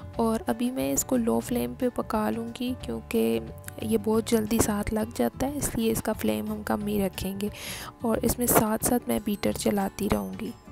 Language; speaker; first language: Urdu; non-native, local second language; Punjabi